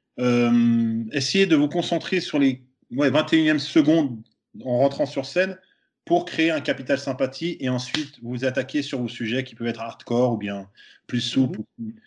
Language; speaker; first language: French; native; French